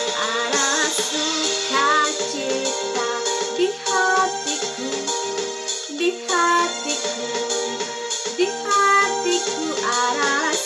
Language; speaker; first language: Indonesian; native; Indonesian